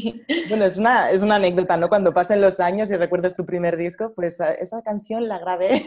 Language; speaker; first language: Spanish; native; Spanish